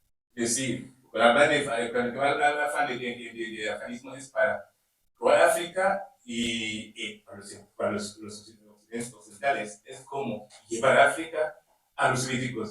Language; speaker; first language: Spanish; non-native, learner; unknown